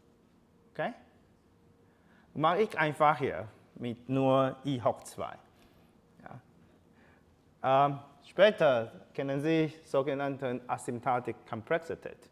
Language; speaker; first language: German; non-native, learner; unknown